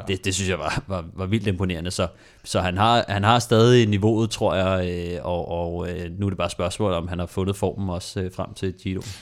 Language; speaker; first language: Danish; native; Danish